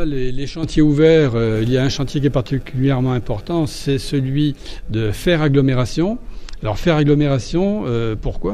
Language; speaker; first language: French; native; French